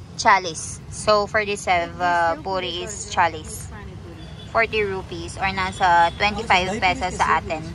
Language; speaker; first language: Filipino; native; Filipino